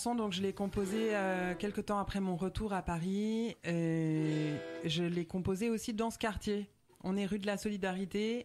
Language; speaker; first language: French; native; French